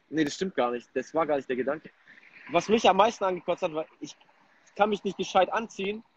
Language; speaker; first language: German; early bilingual, other home language; Polish